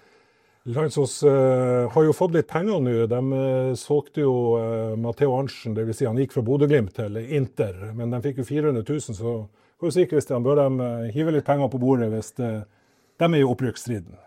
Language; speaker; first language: Norwegian; native; Norwegian